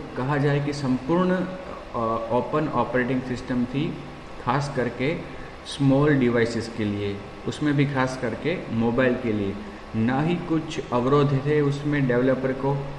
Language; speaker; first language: Hindi; non-native, local second language; Gujarati